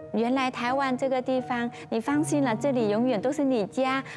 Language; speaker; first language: Chinese; non-native, fluent; Vietnamese